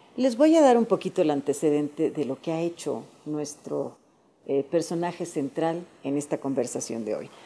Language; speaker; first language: Spanish; native; Spanish